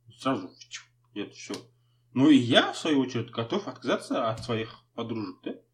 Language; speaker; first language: Russian; non-native, local second language; Kazakh